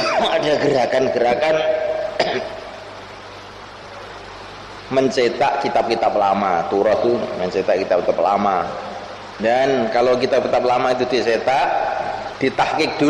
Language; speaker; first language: Indonesian; native; Indonesian